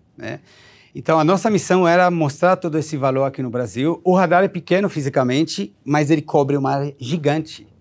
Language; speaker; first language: Portuguese; non-native, fluent; Hebrew